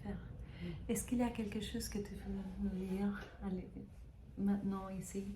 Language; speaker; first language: French; non-native, learner; Spanish